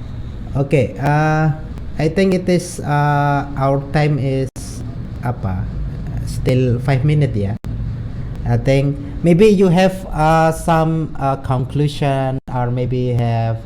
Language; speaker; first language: English; non-native, learner; Indonesian